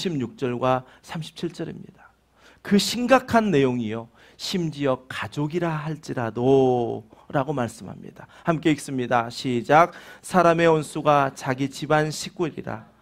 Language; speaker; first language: Korean; native; Korean